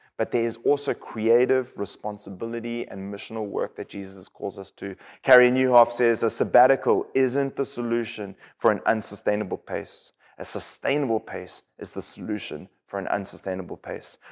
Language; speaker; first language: English; native; English